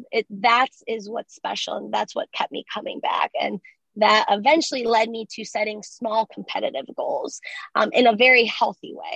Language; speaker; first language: English; early bilingual, other home language; Spanish